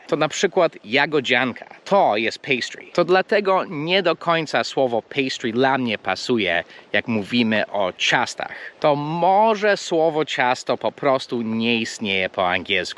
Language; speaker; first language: Polish; non-native, fluent; English